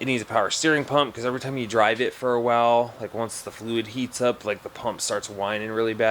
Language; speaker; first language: English; native; English